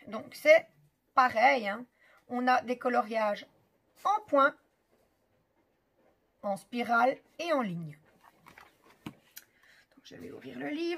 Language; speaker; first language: French; native; French